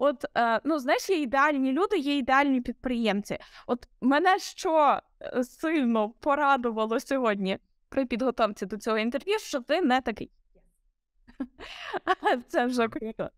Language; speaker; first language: Ukrainian; native; Ukrainian